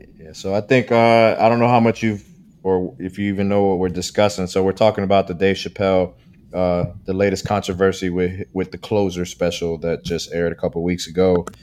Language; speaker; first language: English; early bilingual, other home language; Spanish